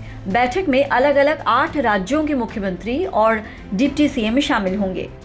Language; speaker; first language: Hindi; native; Hindi